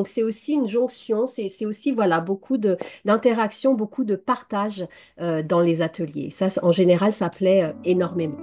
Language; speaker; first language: French; native; French